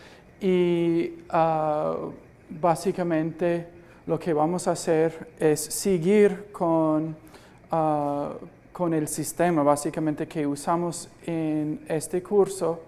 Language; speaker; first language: Spanish; non-native, fluent; English